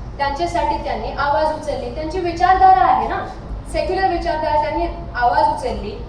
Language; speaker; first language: Marathi; non-native, local second language; Urdu